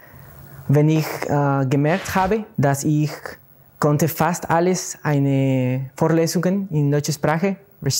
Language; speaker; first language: German; non-native, learner; Spanish